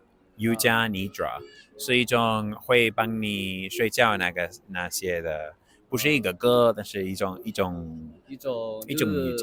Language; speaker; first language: Chinese; non-native, learner; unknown